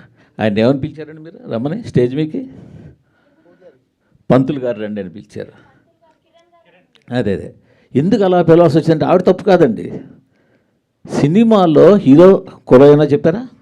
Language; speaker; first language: Telugu; native; Telugu